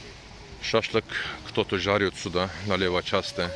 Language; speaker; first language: Russian; non-native, learner; Turkish